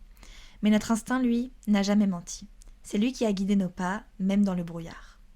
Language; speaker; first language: French; native; French